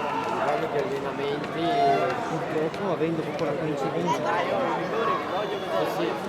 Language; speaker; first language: Italian; native; Italian